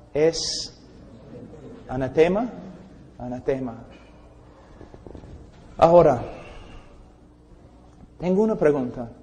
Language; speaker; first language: Spanish; non-native, fluent; English